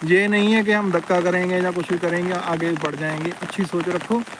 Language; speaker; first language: Hindi; non-native, local second language; Punjabi